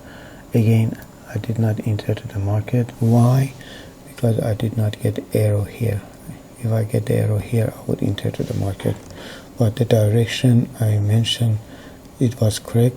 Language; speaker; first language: English; non-native, fluent; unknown